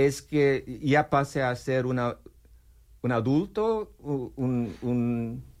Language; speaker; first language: Spanish; non-native, learner; English